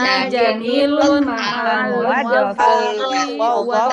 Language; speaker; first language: Arabic; non-native, learner; Indonesian